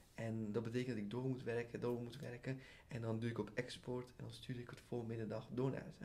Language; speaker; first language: Dutch; early bilingual, other home language; Persian